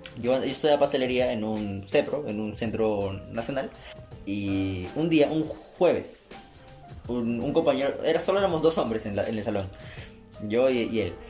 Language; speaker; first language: Spanish; native; Spanish